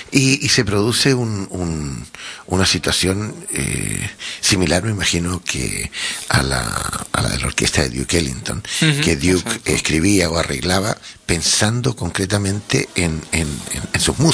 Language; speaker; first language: Spanish; native; Spanish